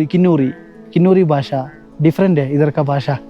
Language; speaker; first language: Hindi; non-native, local second language; Malayalam